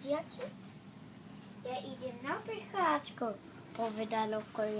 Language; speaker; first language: Slovak; early bilingual, heritage; Slovak